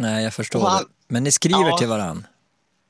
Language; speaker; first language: Swedish; native; Swedish